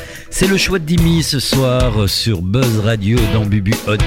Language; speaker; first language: French; native; French